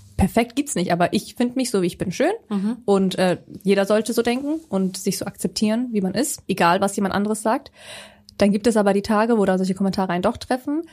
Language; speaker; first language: German; early bilingual, other home language; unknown